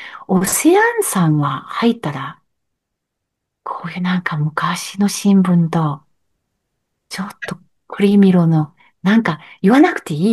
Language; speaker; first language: Japanese; non-native, learner; French